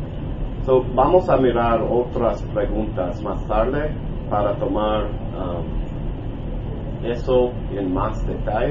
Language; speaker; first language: Spanish; non-native, learner; English